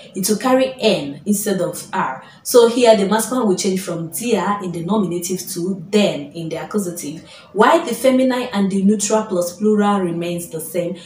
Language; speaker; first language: English; non-native, local second language; Igbo